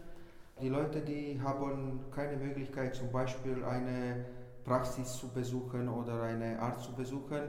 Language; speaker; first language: German; non-native, fluent; Romanian